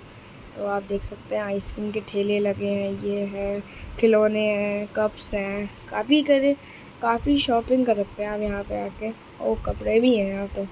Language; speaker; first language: Hindi; native; Hindi